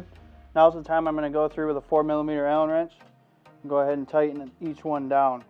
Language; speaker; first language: English; native; English